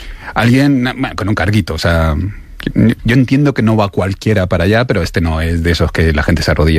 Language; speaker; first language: Spanish; native; Spanish